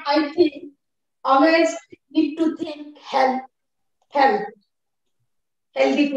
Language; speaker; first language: English; non-native, learner; Bangla